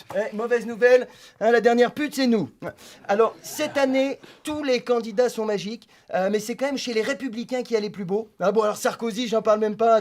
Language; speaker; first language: French; native; French